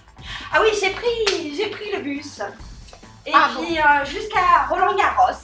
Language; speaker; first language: French; non-native, learner; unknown